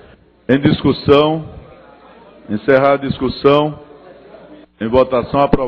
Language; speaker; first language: Portuguese; native; Portuguese